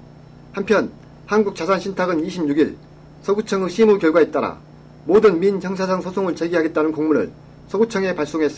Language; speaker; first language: Korean; native; Korean